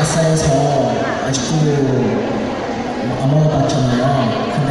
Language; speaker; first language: Korean; early bilingual, heritage; Portuguese